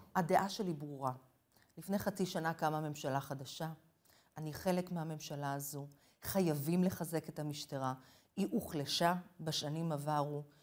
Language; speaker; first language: Hebrew; non-native, fluent; English